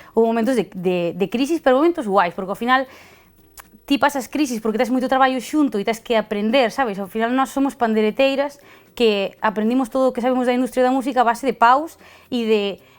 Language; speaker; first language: Galician; native; Galician